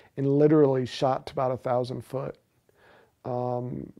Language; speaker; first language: English; native; English